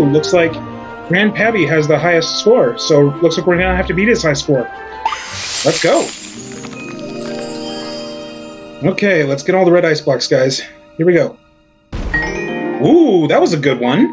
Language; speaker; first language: English; native; English